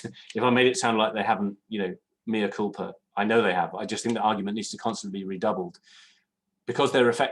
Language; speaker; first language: English; native; English